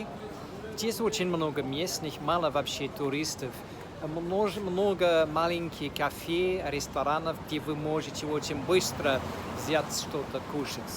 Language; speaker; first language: Russian; non-native, fluent; English